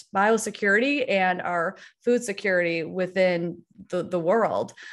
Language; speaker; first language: English; native; English